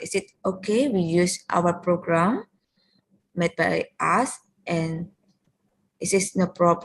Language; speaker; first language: English; non-native, learner; Indonesian